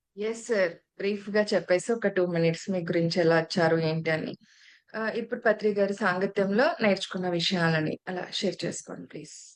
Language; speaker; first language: Telugu; native; Telugu